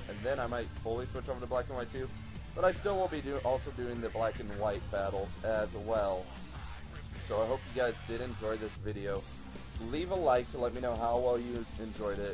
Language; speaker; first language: English; native; English